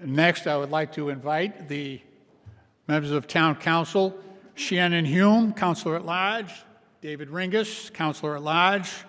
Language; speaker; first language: English; native; English